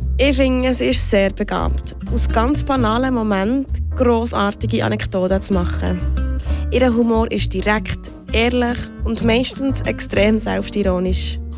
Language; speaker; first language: German; native; German